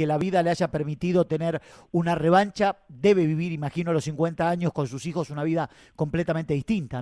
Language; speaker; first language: Spanish; native; Spanish